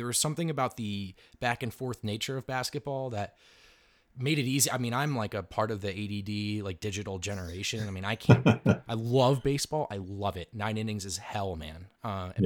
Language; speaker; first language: English; native; English